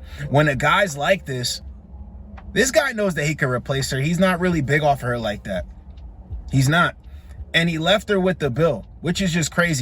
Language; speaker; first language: English; native; English